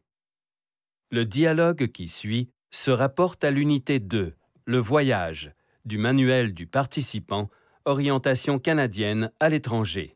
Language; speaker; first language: French; native; French